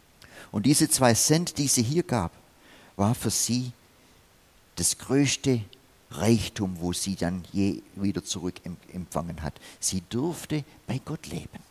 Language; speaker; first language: German; non-native, fluent; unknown